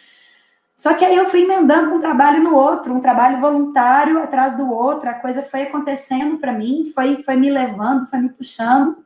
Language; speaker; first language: Portuguese; native; Portuguese